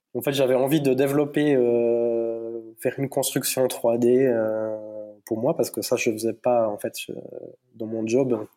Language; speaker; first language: French; native; French